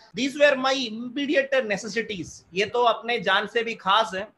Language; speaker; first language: Hindi; non-native, local second language; Malayalam